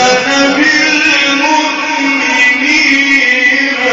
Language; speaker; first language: Arabic; native; Arabic